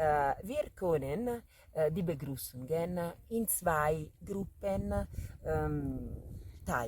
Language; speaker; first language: German; non-native, fluent; Italian